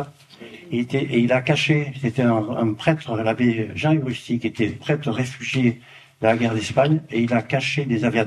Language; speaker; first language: French; native; French